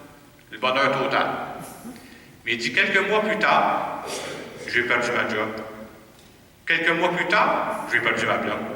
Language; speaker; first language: French; native; French